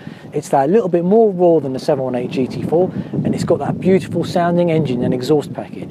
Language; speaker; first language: English; native; English